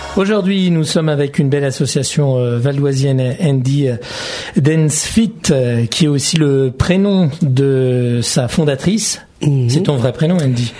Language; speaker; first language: French; native; French